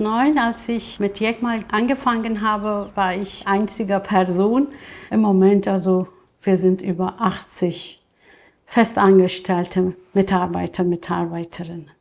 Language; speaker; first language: German; non-native, fluent; Kurdish